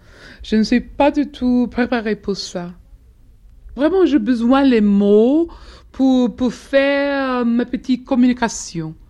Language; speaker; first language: French; non-native, fluent; English